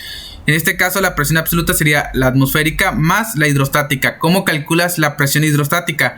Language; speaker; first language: Spanish; native; Spanish